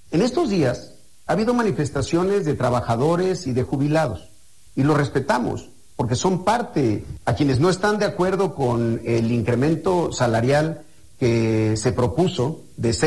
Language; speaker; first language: Spanish; native; Spanish